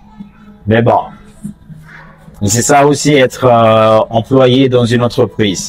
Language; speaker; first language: French; non-native, fluent; Chinese